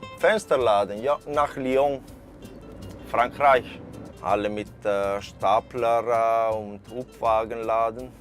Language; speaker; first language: German; non-native, fluent; Italian